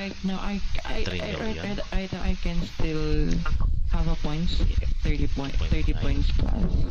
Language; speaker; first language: English; non-native, local second language; Filipino